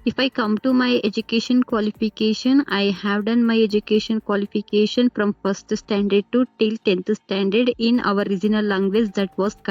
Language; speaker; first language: English; non-native, learner; Kannada